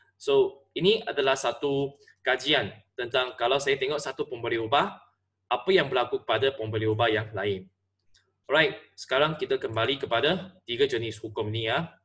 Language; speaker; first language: Malay; non-native, local second language; Chinese